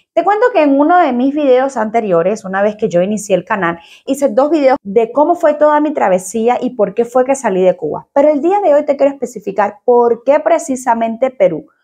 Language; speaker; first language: Spanish; native; Spanish